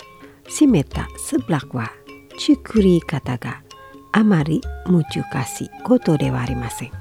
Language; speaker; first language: Japanese; non-native, fluent; Indonesian